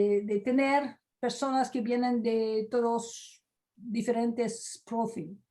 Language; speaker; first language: Spanish; non-native, fluent; French